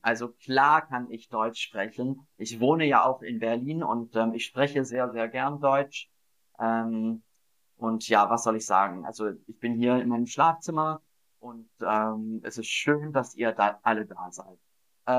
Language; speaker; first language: German; non-native, fluent; English